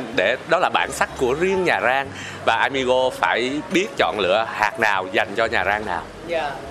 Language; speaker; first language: Vietnamese; native; Vietnamese